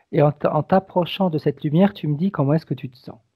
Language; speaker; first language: French; native; French